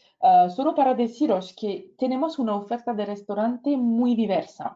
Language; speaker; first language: Spanish; non-native, fluent; French